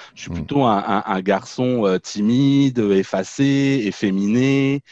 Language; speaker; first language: French; native; French